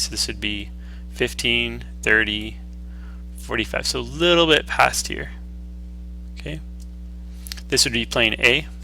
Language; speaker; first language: English; native; English